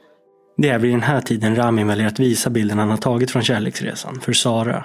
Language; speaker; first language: Swedish; native; Swedish